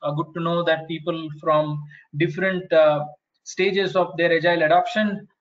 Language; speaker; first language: English; non-native, local second language; Marathi